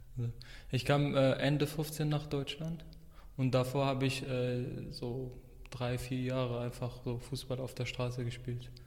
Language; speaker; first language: German; non-native, fluent; Arabic